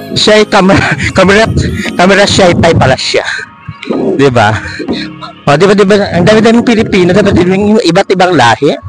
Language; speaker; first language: Filipino; non-native, local second language; Hiligaynon